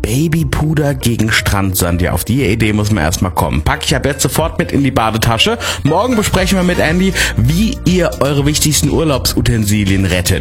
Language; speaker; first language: German; native; German